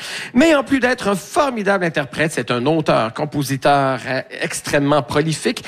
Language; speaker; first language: French; native; French